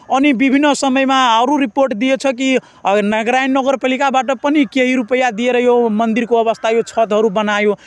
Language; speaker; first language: Nepali; non-native, local second language; Maithili